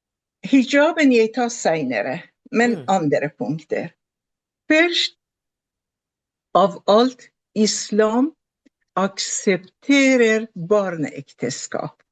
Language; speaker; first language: Norwegian; non-native, fluent; Persian